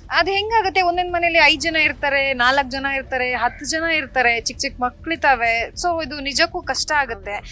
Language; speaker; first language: Kannada; native; Kannada